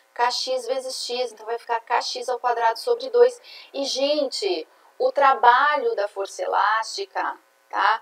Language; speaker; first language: Portuguese; native; Portuguese